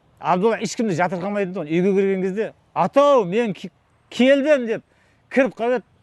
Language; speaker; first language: Kazakh; native; Kazakh